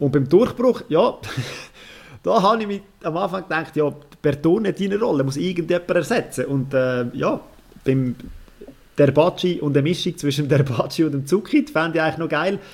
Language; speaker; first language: German; native; German